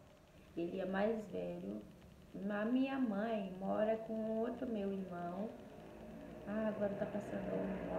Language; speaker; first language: Portuguese; non-native, fluent; Haitian Creole